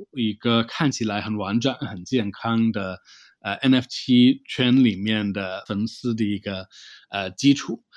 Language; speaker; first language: Chinese; non-native, fluent; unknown